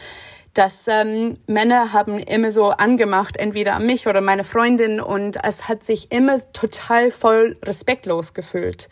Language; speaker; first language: German; non-native, fluent; English